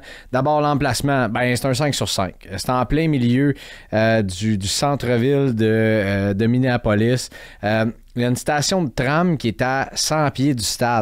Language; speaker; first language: French; native; French